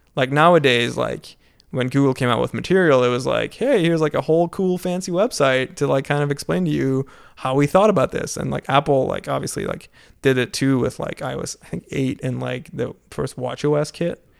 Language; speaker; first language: English; non-native, fluent; Dutch